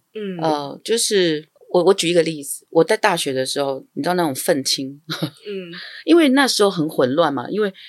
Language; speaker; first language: Chinese; non-native, local second language; Amis